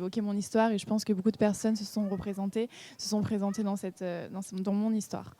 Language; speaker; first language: French; native; French